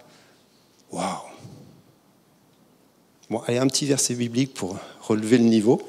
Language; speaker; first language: French; native; French